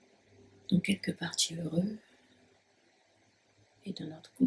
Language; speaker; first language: French; native; French